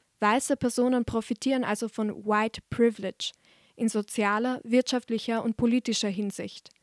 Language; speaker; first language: German; native; German